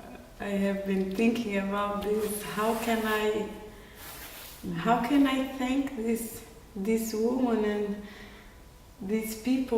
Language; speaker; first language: English; non-native, fluent; Portuguese